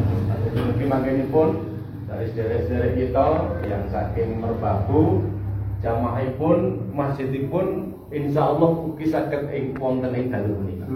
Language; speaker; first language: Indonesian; non-native, local second language; Javanese